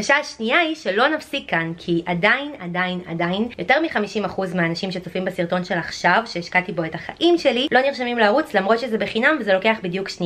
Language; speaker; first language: Hebrew; native; Hebrew